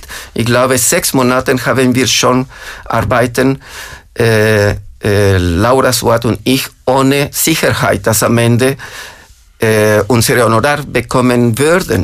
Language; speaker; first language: German; non-native, fluent; Spanish